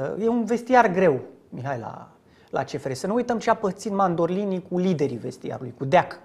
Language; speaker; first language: Romanian; native; Romanian